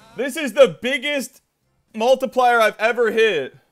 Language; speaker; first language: English; native; English